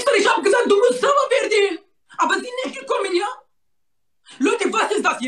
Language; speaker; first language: German; non-native, learner; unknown